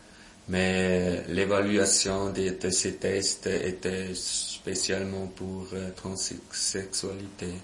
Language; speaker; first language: French; non-native, local second language; German